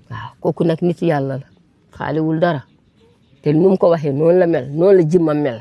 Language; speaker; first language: Wolof; non-native, local second language; Fula